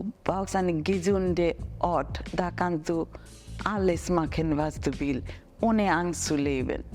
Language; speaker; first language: German; non-native, learner; Bangla